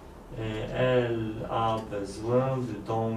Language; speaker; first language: French; non-native, learner; Polish